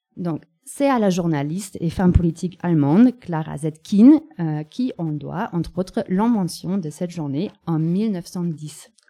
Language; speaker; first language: French; non-native, fluent; German